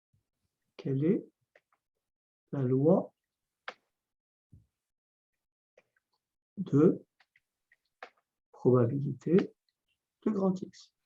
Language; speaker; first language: French; native; French